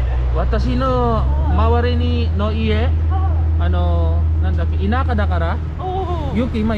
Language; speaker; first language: Japanese; non-native, learner; Filipino